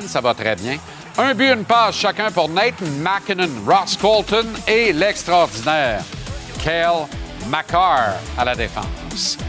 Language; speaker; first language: French; native; French